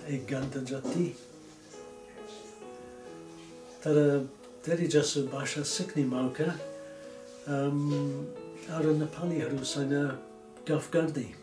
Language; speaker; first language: Nepali; non-native, fluent; English